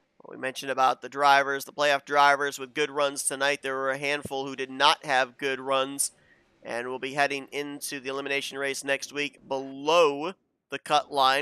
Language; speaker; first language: English; native; English